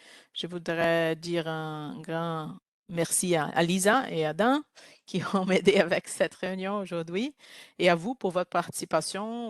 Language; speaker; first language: French; non-native, learner; Portuguese